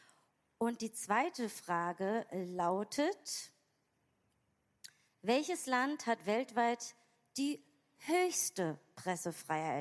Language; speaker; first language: German; native; German